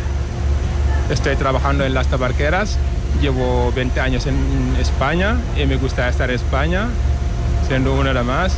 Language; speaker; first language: Spanish; non-native, learner; Wolof